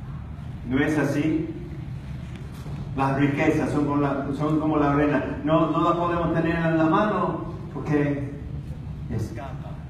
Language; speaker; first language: Spanish; non-native, fluent; English